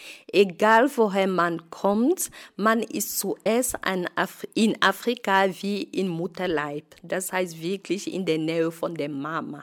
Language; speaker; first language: German; non-native, fluent; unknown